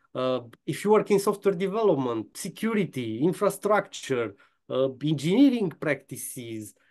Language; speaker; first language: English; non-native, fluent; Romanian